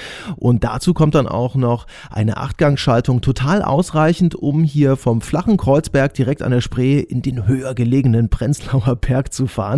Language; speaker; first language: German; native; German